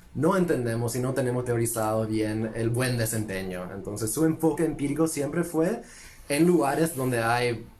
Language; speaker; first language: Spanish; early bilingual, heritage; Spanish